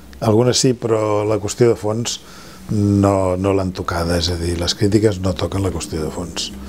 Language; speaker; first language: Catalan; non-native, local second language; Spanish